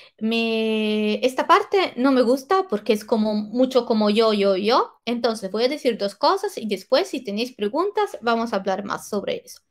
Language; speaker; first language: Spanish; non-native, fluent; Italian